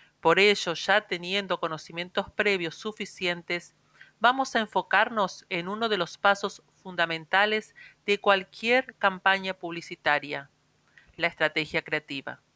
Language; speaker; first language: Spanish; native; Spanish